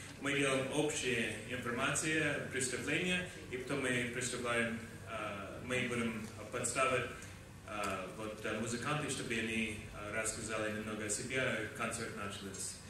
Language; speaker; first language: Russian; non-native, learner; English